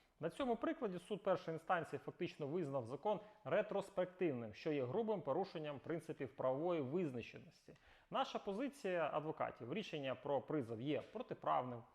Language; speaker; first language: Ukrainian; native; Ukrainian